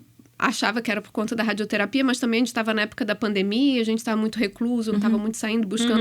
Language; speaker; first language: Portuguese; native; Portuguese